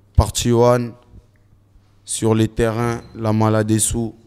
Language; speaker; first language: French; non-native, local second language; Lingala